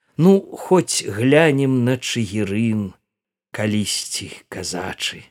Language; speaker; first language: Belarusian; native; Belarusian